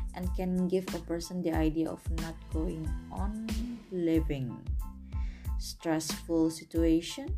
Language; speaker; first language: English; non-native, fluent; Indonesian